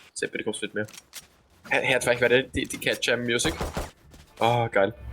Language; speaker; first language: German; native; German